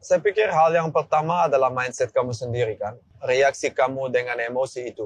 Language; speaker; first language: Indonesian; non-native, learner; Dutch